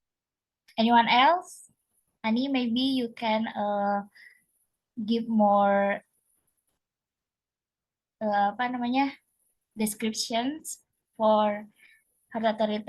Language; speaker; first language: English; non-native, learner; Indonesian